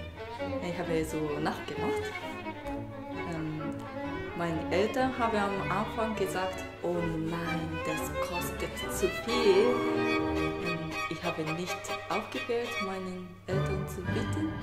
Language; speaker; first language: German; non-native, fluent; Japanese